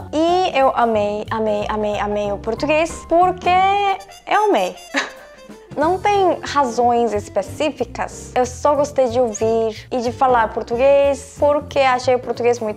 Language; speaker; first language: Portuguese; non-native, fluent; Korean